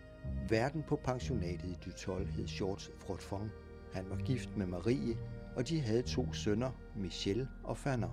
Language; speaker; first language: Danish; native; Danish